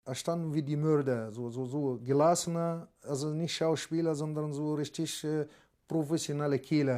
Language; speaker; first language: German; non-native, learner; Arabic